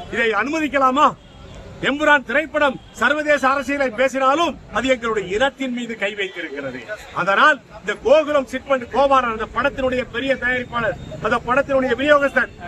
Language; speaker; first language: Tamil; native; Tamil